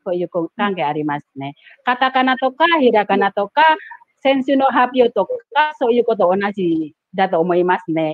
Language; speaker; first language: Japanese; non-native, fluent; Indonesian